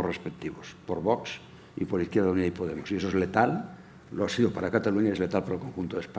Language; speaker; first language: Spanish; native; Spanish